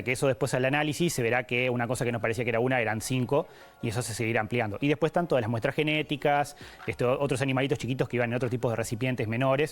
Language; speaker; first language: Spanish; native; Spanish